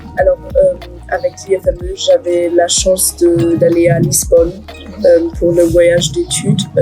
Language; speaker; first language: French; non-native, learner; German